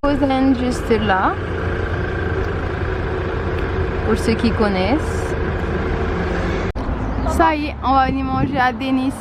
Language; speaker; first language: French; native; French